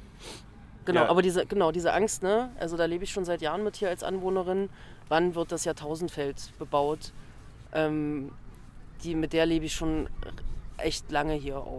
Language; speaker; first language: German; native; German